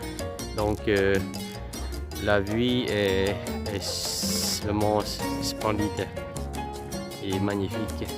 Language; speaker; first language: French; non-native, fluent; Vietnamese